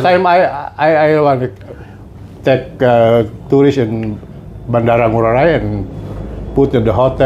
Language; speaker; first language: English; non-native, learner; Indonesian